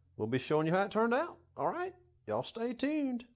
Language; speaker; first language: English; native; English